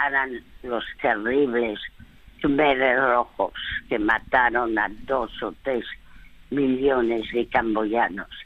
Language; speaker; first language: Spanish; early bilingual, other home language; French